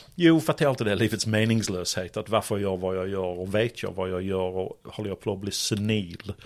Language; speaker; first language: Swedish; non-native, fluent; English